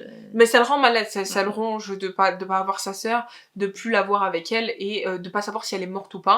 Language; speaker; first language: French; native; French